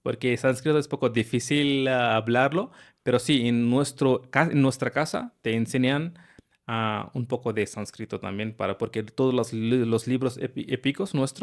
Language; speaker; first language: Spanish; non-native, learner; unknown